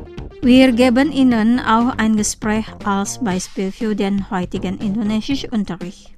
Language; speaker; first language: German; non-native, fluent; Indonesian